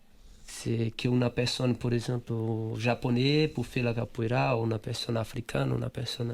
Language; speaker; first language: French; non-native, fluent; Portuguese